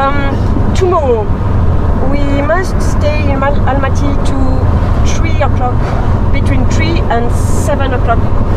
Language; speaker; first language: English; non-native, learner; French